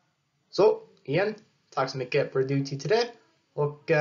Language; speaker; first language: Swedish; non-native, learner; English